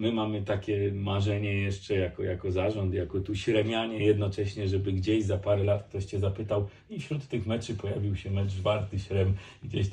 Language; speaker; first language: Polish; native; Polish